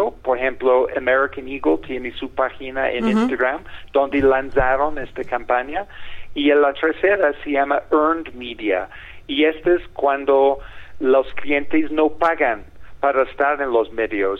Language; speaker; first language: Spanish; non-native, fluent; English